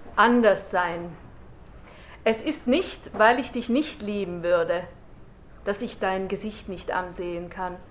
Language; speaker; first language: German; native; German